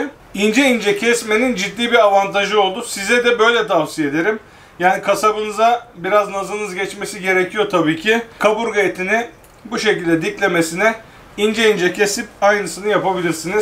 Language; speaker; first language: Turkish; native; Turkish